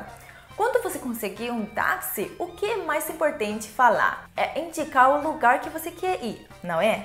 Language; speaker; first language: Portuguese; non-native, fluent; Chinese